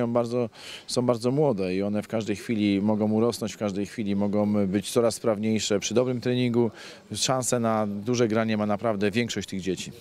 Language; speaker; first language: Polish; native; Polish